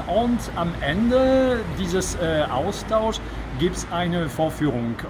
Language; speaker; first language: German; non-native, fluent; French